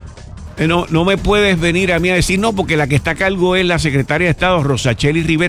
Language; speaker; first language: Spanish; native; Spanish